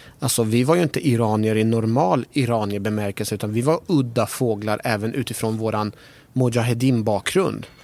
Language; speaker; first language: Swedish; early bilingual, other home language; Persian